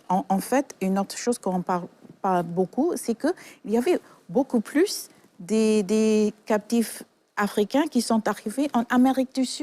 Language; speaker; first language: French; non-native, fluent; English